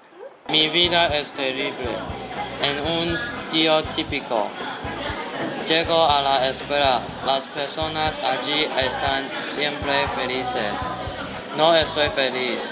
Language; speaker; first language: Spanish; non-native, learner; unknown